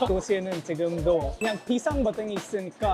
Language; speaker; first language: Korean; non-native, fluent; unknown